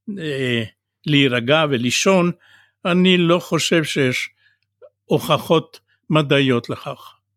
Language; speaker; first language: Hebrew; non-native, fluent; Bulgarian